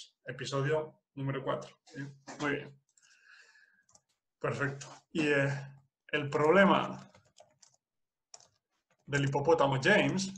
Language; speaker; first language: Spanish; non-native, fluent; English